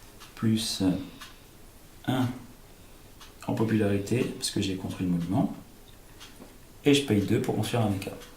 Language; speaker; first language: French; native; French